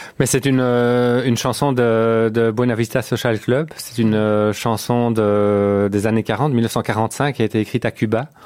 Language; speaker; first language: French; native; French